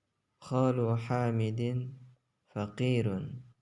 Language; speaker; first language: Arabic; non-native, fluent; Indonesian